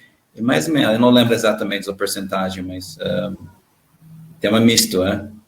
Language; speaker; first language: Portuguese; non-native, learner; English